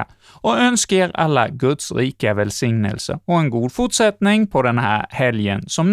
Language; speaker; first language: Swedish; native; Swedish